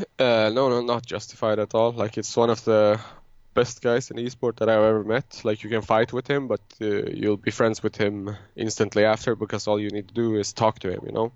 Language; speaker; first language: English; non-native, fluent; Swedish